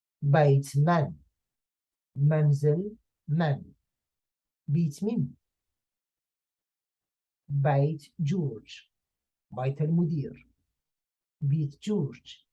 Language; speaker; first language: Arabic; non-native, fluent; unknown